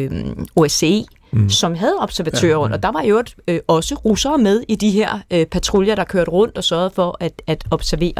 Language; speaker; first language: Danish; native; Danish